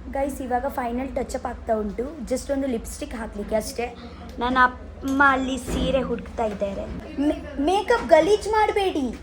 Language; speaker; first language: Kannada; non-native, local second language; Tulu